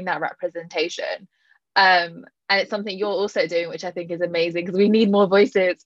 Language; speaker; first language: English; native; English